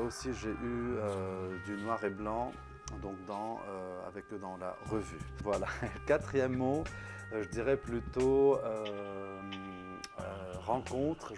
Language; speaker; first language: French; non-native, local second language; Arabic